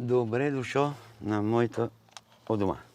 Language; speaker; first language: Bulgarian; non-native, learner; Italian